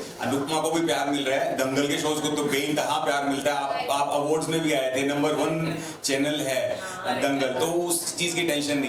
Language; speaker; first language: Hindi; native; Hindi